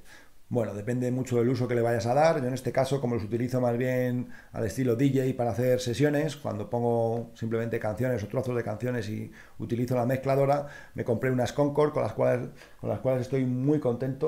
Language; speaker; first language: Spanish; native; Spanish